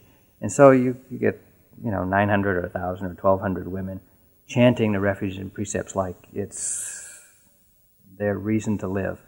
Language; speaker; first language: English; native; English